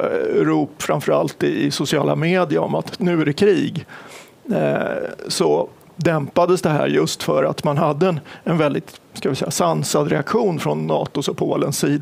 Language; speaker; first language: Swedish; native; Swedish